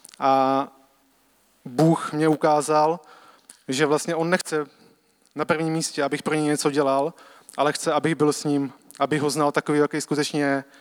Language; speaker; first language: Czech; native; Czech